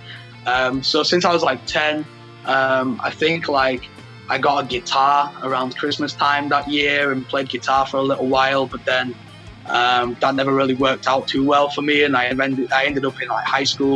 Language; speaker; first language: English; native; English